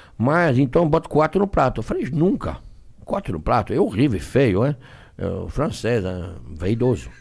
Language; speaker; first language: Portuguese; non-native, fluent; French